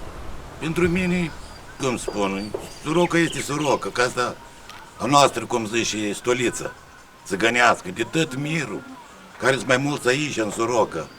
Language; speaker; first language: Romanian; non-native, local second language; Romany